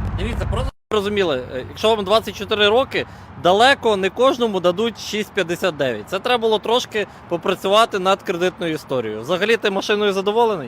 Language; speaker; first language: Ukrainian; native; Ukrainian